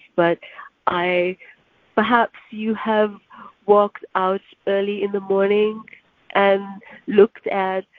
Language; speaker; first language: English; non-native, local second language; Urdu